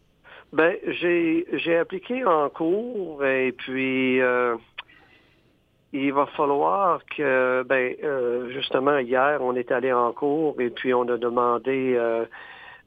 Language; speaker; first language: French; native; French